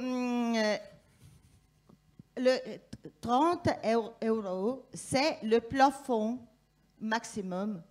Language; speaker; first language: French; non-native, fluent; Italian